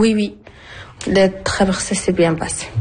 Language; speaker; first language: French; non-native, learner; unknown